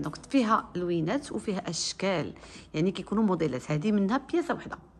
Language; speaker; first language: Arabic; native; Arabic